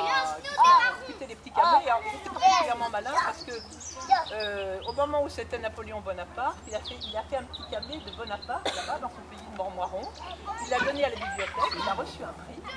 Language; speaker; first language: French; native; French